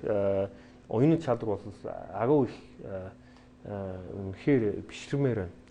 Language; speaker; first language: Mongolian; non-native, fluent; English